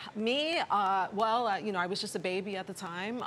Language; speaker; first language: English; early bilingual, other home language; Spanish